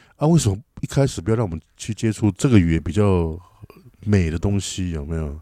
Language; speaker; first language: Chinese; native; Chinese